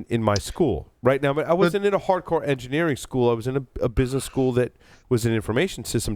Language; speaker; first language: English; native; English